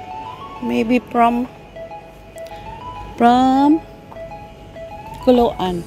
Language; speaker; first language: English; non-native, local second language; Filipino